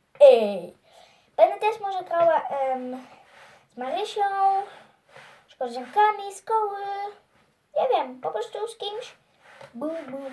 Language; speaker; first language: Polish; early bilingual, heritage; Polish